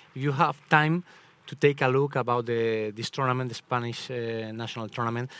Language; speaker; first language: English; non-native, fluent; Spanish